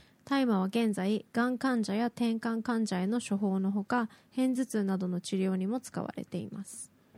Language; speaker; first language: Japanese; native; Japanese